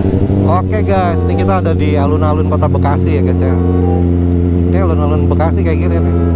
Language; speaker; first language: Indonesian; native; Indonesian